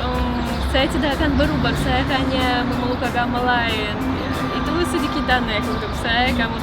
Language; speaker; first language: Indonesian; non-native, fluent; Russian